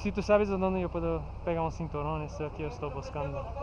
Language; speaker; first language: Spanish; non-native, learner; English